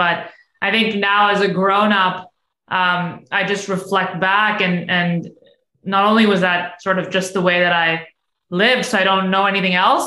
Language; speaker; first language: English; non-native, local second language; Urdu